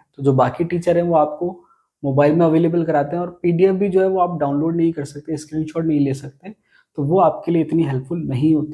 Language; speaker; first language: Hindi; native; Hindi